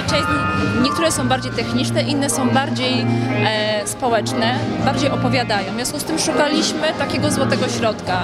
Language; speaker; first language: Polish; native; Polish